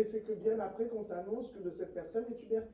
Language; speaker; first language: French; native; French